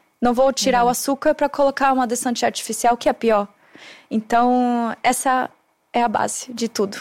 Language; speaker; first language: Portuguese; non-native, fluent; German